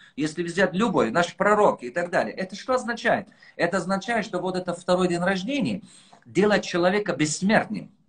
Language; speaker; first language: Russian; non-native, local second language; Tajik